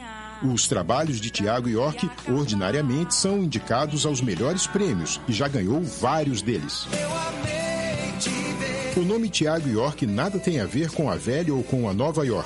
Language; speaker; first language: Portuguese; native; Portuguese